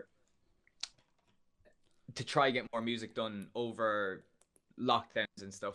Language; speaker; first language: English; native; English